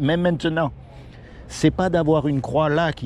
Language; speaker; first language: French; native; French